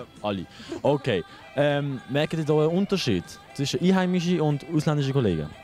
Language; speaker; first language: German; early bilingual, other home language; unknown